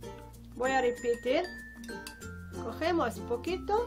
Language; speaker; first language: Spanish; non-native, fluent; Arabic